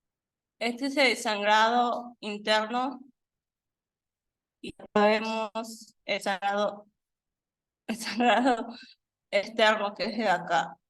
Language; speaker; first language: Spanish; native; Spanish